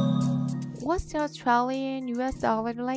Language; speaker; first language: English; non-native, fluent; Korean